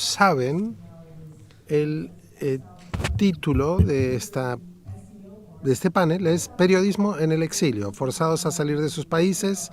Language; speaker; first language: Spanish; native; Spanish